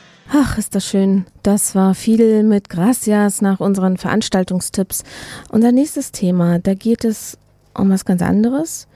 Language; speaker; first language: German; native; German